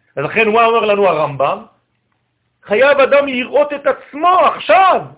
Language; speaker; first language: Hebrew; non-native, fluent; French